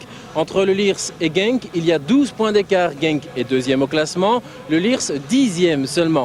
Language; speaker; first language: French; native; French